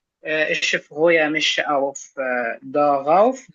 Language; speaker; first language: German; non-native, learner; Arabic